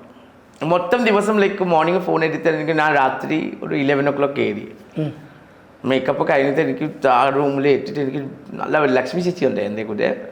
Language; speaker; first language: Malayalam; non-native, learner; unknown